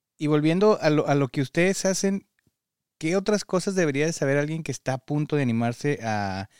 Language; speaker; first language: Spanish; native; Spanish